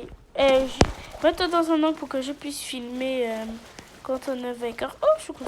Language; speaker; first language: French; native; French